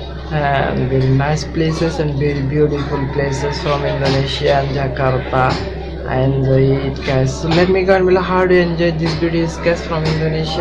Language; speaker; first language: English; non-native, local second language; Bangla